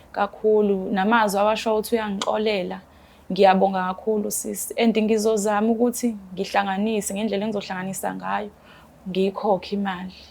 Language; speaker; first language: Zulu; native; Zulu